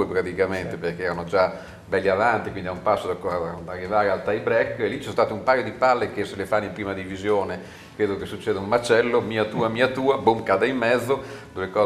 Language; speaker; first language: Italian; native; Italian